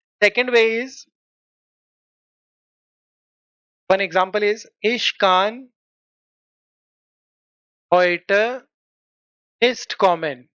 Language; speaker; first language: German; non-native, fluent; Hindi